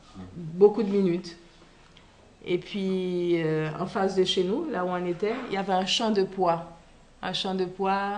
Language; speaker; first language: French; non-native, local second language; Haitian Creole